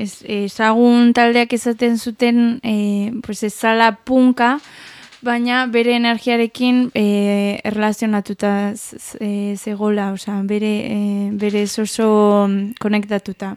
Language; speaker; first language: Basque; non-native, local second language; Spanish